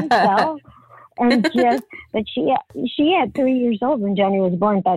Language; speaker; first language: English; native; English